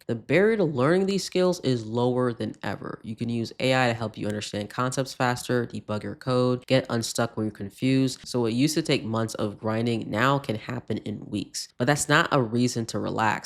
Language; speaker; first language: English; native; English